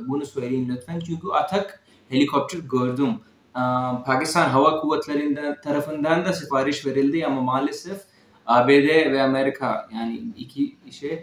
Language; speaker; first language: Turkish; non-native, fluent; Urdu